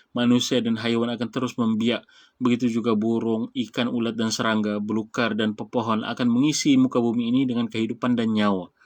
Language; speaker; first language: Malay; native; Malay